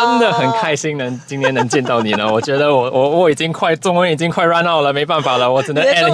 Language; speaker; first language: Chinese; early bilingual, other home language; English